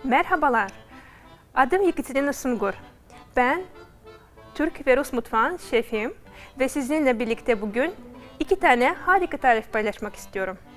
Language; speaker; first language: Turkish; non-native, fluent; Russian